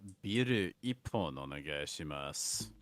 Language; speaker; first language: Japanese; non-native, learner; English